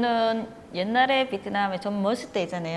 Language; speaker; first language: Korean; non-native, fluent; Vietnamese